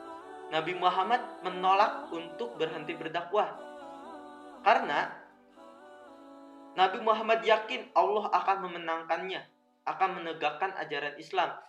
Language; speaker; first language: Indonesian; native; Indonesian